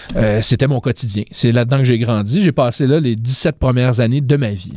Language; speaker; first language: French; native; French